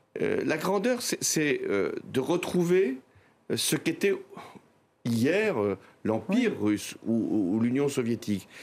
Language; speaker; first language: French; native; French